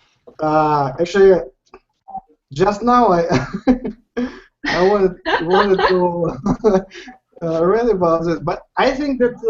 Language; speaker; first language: English; non-native, learner; Russian